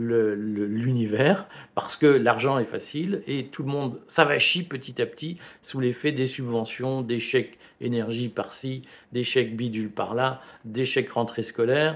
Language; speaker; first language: French; native; French